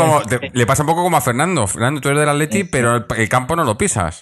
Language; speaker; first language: Spanish; native; Spanish